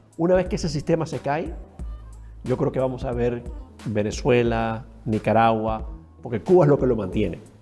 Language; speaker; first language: Spanish; early bilingual, heritage; Spanish